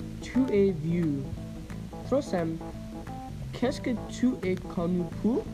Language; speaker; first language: French; non-native, learner; English